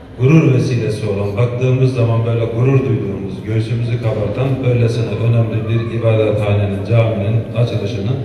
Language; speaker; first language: Turkish; native; Turkish